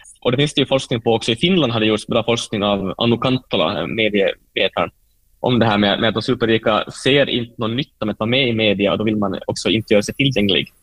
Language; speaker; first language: Swedish; native; Swedish